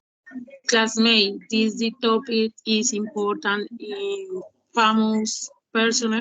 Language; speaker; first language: English; non-native, learner; Spanish